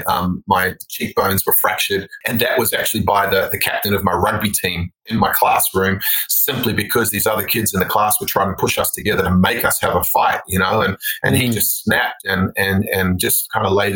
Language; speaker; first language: English; native; English